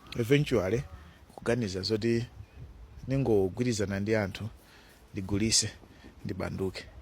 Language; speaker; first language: Nyanja; native; Nyanja